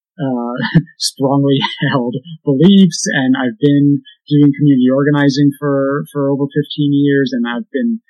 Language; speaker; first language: English; native; English